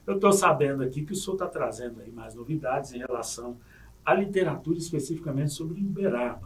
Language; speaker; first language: Portuguese; native; Portuguese